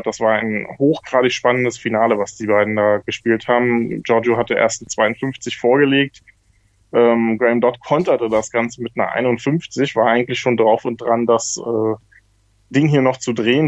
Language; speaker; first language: German; native; German